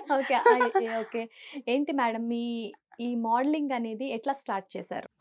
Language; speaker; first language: Telugu; native; Telugu